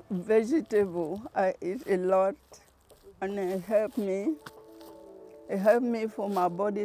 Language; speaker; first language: English; non-native, learner; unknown